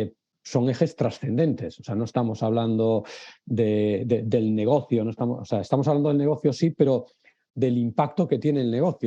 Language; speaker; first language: Spanish; native; Spanish